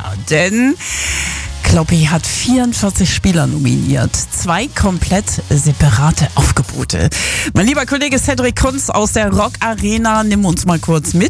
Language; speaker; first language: German; native; German